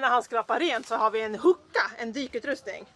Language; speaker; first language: Swedish; native; Swedish